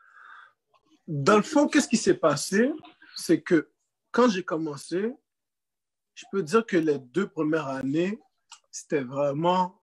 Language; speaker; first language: French; native; French